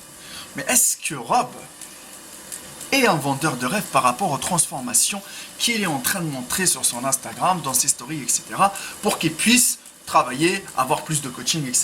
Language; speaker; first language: French; native; French